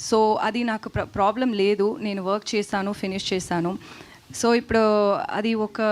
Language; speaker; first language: Telugu; non-native, learner; Tamil